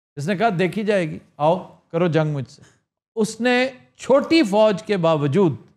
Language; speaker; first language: Urdu; native; Urdu